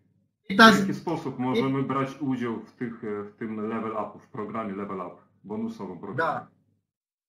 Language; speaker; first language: Polish; native; Polish